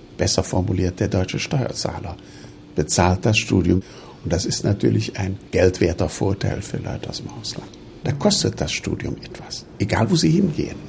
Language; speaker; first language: German; native; German